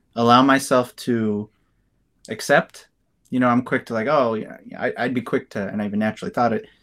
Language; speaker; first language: English; native; English